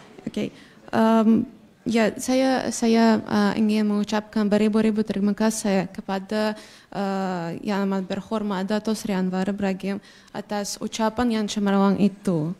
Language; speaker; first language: Indonesian; non-native, fluent; Russian